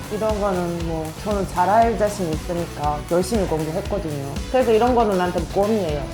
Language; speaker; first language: Korean; non-native, fluent; Turkish